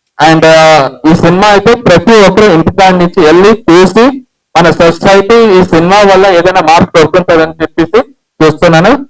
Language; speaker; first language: Telugu; early bilingual, heritage; Telugu